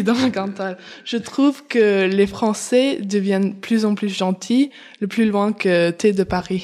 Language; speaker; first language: French; early bilingual, heritage; English